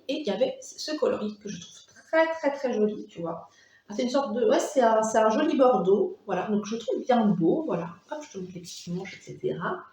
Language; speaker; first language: French; native; French